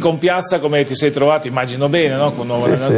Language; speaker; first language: Italian; native; Italian